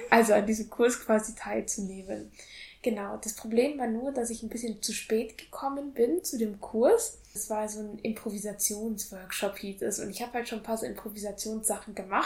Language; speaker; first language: German; native; German